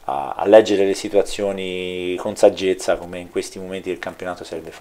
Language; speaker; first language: Italian; native; Italian